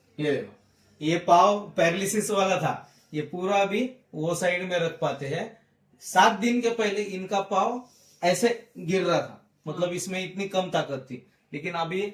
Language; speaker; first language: Hindi; non-native, local second language; Marathi